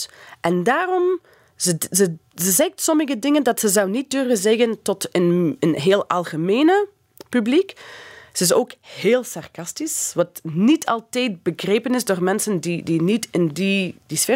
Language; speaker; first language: Dutch; non-native, fluent; English